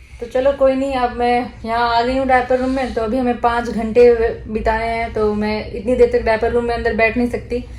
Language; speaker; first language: Hindi; native; Hindi